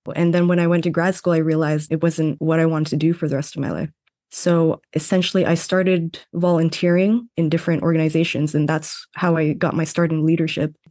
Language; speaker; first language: English; non-native, fluent; Filipino